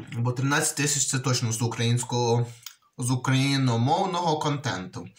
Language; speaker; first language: Ukrainian; native; Ukrainian